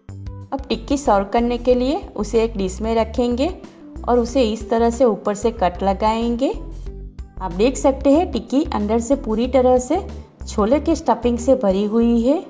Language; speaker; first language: Hindi; non-native, local second language; Gujarati